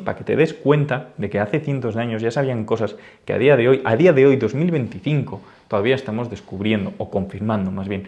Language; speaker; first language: Spanish; native; Spanish